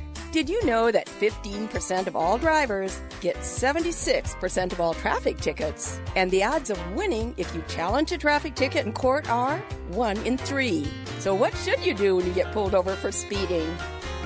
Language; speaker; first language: English; native; English